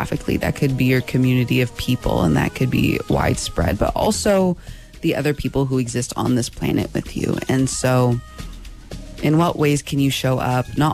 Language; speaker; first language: English; native; English